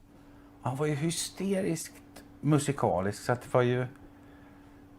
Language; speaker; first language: Swedish; native; Swedish